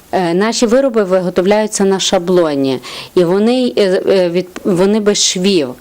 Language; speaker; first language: Ukrainian; native; Ukrainian